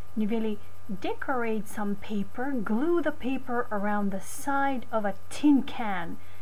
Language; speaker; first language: English; non-native, fluent; Macedonian